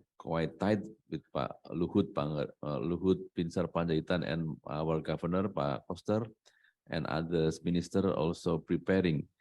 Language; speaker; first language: English; non-native, learner; Indonesian